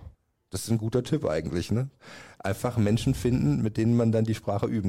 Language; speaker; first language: German; native; German